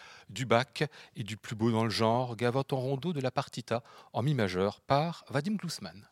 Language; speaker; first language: French; native; French